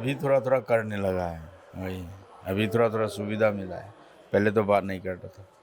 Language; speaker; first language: Hindi; non-native, local second language; Manipuri